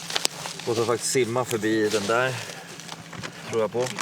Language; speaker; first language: Swedish; native; Swedish